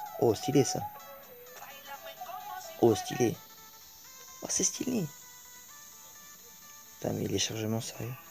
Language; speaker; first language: French; native; French